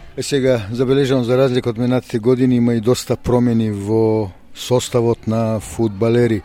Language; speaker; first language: Macedonian; native; Macedonian